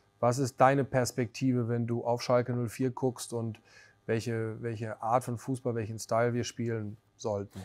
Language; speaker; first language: German; native; German